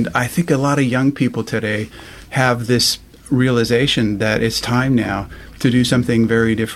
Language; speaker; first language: English; native; English